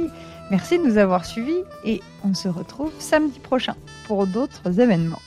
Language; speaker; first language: French; native; French